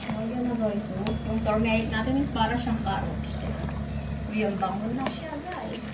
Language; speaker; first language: Filipino; non-native, local second language; Bikol